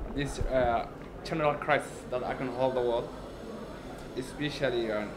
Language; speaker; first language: English; non-native, learner; Somali